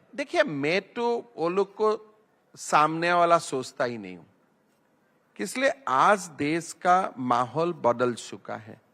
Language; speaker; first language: Hindi; non-native, local second language; Assamese